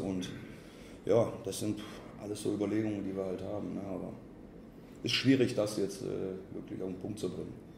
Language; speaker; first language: German; native; German